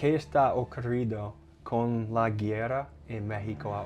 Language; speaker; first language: Spanish; non-native, learner; English